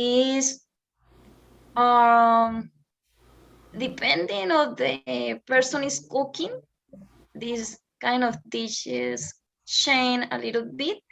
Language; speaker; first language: English; non-native, learner; Spanish